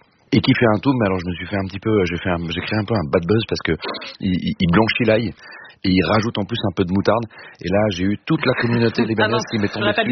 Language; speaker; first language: French; native; French